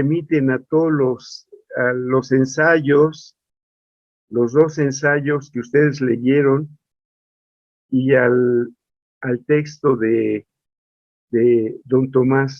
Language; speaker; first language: Spanish; native; Spanish